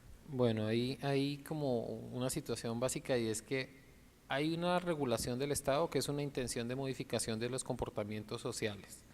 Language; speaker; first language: Spanish; native; Spanish